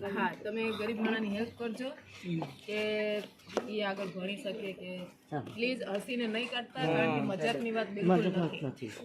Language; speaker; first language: Gujarati; non-native, local second language; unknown